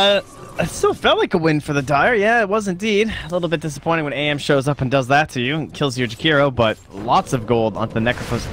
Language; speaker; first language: English; native; English